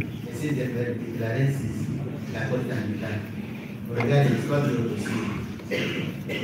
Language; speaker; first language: French; non-native, local second language; Lingala